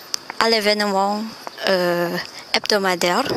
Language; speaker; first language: French; non-native, fluent; Indonesian